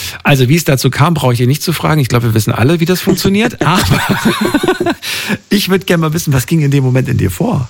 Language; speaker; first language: German; native; German